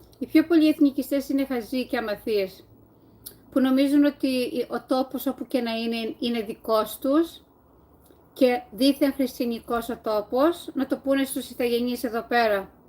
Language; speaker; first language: Greek; early bilingual, heritage; Greek